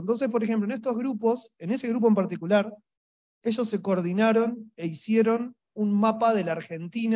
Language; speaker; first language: Spanish; native; Spanish